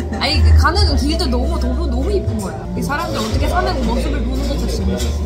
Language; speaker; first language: Korean; non-native, fluent; Turkish